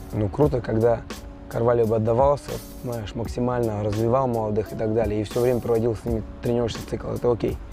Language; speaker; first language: Russian; non-native, fluent; Georgian